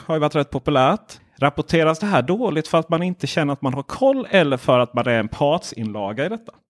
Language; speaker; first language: Swedish; native; Swedish